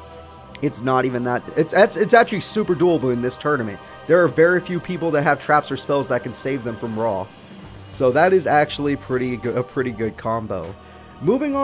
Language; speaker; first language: English; native; English